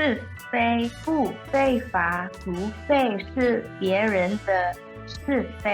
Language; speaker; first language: Chinese; non-native, learner; English